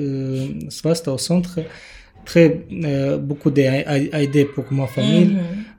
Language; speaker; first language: French; non-native, learner; Romanian